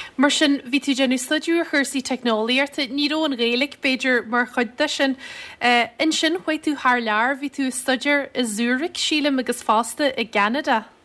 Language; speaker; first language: Irish; native; Irish